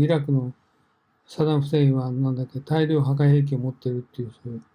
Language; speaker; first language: Japanese; native; Japanese